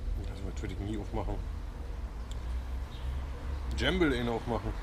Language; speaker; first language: German; native; German